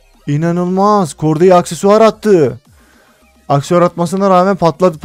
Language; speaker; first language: Turkish; native; Turkish